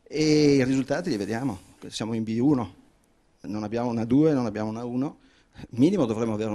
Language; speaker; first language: Italian; native; Italian